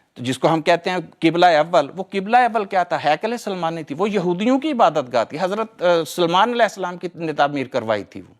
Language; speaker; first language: Urdu; non-native, local second language; Punjabi